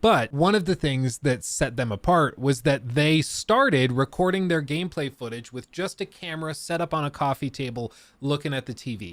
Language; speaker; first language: English; native; English